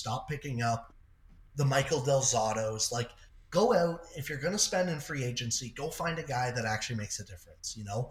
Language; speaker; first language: English; native; English